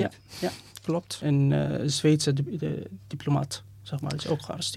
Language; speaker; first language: Dutch; non-native, fluent; Persian